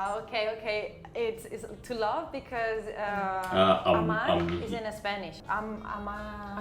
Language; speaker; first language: English; non-native, fluent; Spanish